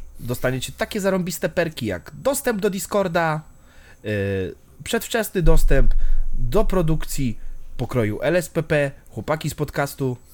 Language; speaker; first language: Polish; native; Polish